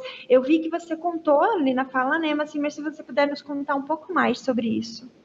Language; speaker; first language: Portuguese; native; Portuguese